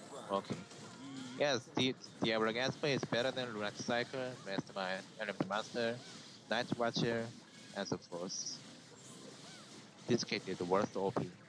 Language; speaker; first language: English; non-native, learner; Korean